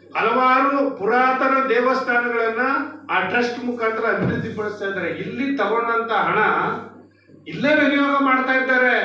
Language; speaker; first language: Kannada; native; Kannada